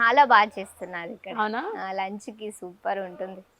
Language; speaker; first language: Telugu; non-native, learner; Kannada